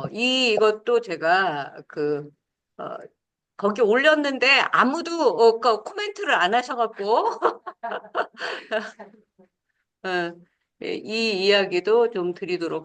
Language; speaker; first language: Korean; native; Korean